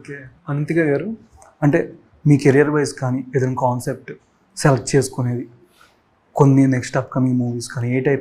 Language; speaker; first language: Telugu; native; Telugu